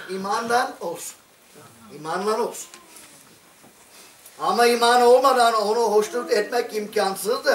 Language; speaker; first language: Turkish; non-native, fluent; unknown